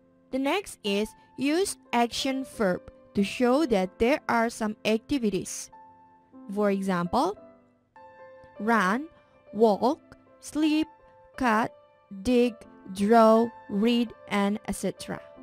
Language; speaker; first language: English; non-native, fluent; Indonesian